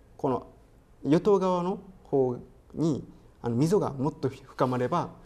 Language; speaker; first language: Japanese; native; Japanese